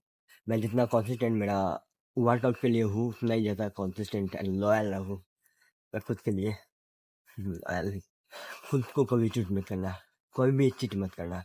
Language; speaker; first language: Hindi; non-native, local second language; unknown